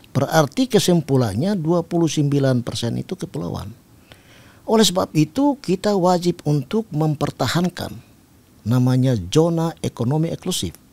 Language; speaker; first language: Indonesian; non-native, local second language; Tetum